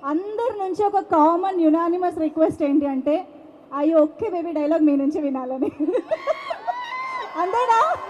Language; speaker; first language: Telugu; native; Telugu